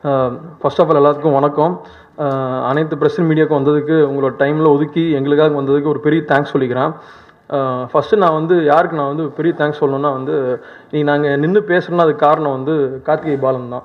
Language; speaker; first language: Tamil; native; Tamil